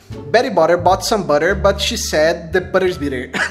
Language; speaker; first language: English; non-native, learner; Portuguese